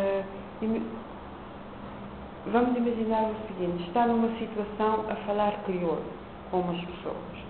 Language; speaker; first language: Portuguese; non-native, local second language; Kabuverdianu